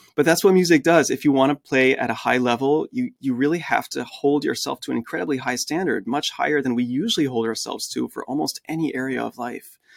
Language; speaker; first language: English; early bilingual, other home language; French